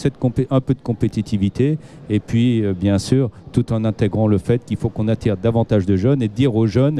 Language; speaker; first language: French; native; French